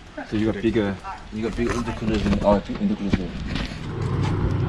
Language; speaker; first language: English; non-native, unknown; Korean